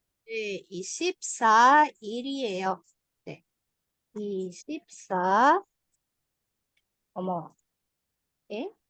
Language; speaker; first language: Korean; non-native, fluent; Indonesian